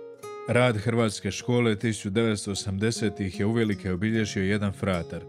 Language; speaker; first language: Croatian; native; Croatian